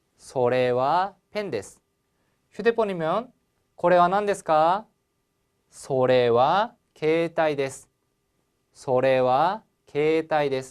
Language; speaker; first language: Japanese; non-native, fluent; Korean